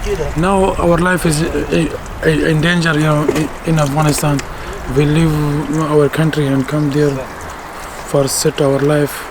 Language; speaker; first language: English; non-native, learner; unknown